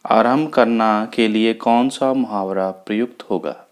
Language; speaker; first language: Hindi; non-native, local second language; Punjabi